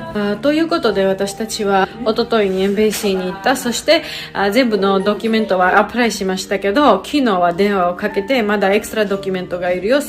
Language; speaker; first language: Japanese; non-native, learner; Georgian